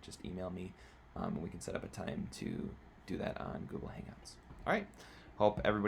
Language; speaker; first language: English; native; English